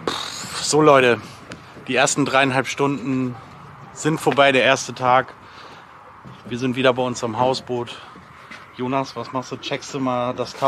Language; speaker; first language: German; native; German